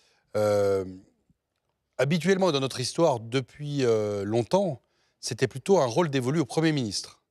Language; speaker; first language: French; native; French